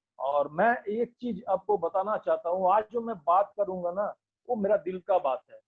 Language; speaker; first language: Hindi; non-native, local second language; Bangla